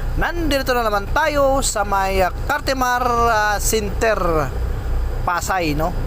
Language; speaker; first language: Filipino; non-native, local second language; Cebuano